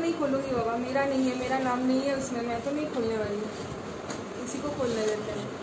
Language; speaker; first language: Hindi; non-native, local second language; Bangla